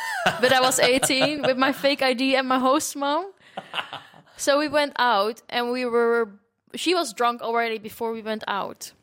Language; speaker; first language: English; non-native, fluent; Dutch